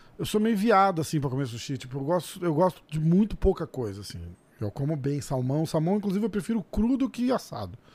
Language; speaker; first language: Portuguese; native; Portuguese